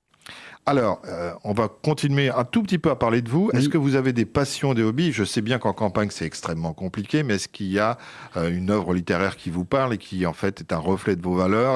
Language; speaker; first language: French; native; French